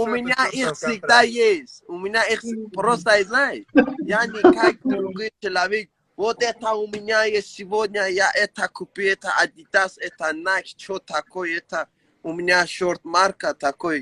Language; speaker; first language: Russian; non-native, learner; Persian